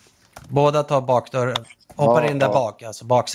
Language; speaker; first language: Swedish; native; Swedish